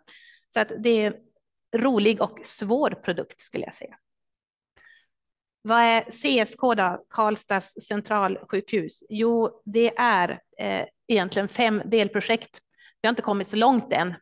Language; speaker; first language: Swedish; native; Swedish